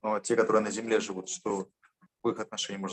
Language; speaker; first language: Russian; native; Russian